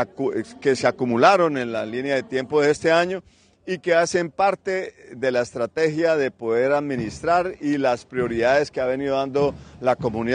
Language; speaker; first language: Spanish; native; Spanish